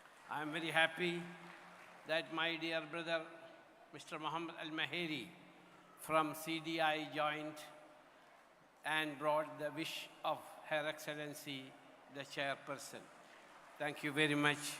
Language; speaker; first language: English; non-native, local second language; Malayalam